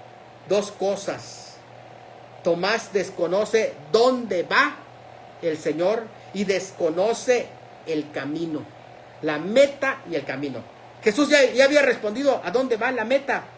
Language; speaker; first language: Spanish; native; Spanish